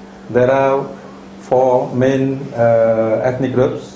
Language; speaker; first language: English; non-native, fluent; Indonesian